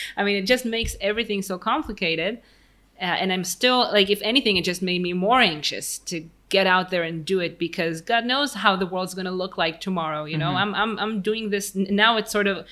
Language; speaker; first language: English; non-native, fluent; Hebrew